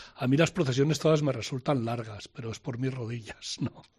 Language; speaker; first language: Spanish; native; Spanish